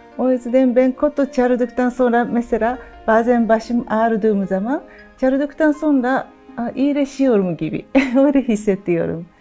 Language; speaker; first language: Turkish; non-native, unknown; Japanese